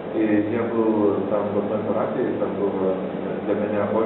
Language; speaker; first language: Russian; non-native, fluent; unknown